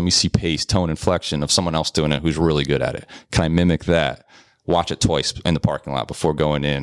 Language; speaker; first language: English; native; English